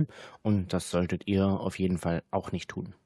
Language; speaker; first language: German; native; German